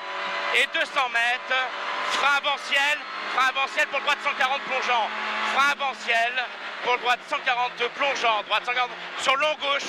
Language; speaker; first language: French; native; French